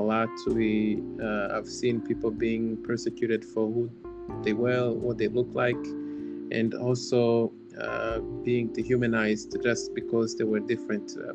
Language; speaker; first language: English; non-native, local second language; Kinyarwanda